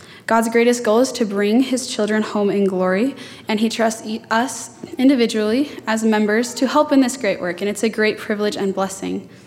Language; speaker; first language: English; native; English